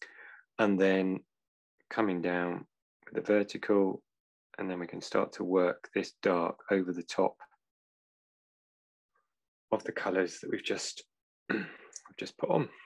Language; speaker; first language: English; native; English